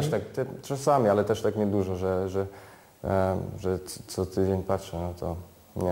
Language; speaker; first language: Polish; early bilingual, heritage; Polish